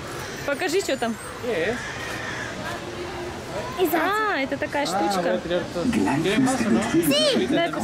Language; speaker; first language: Russian; native; Russian